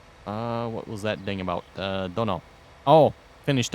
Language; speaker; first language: English; native; English